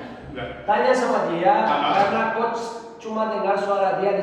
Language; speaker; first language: Indonesian; non-native, fluent; Portuguese